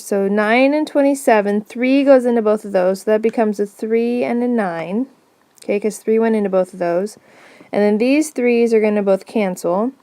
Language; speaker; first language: English; native; English